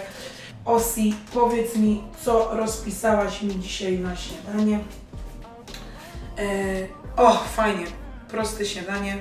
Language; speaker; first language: Polish; native; Polish